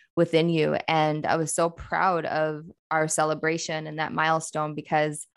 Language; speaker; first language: English; native; English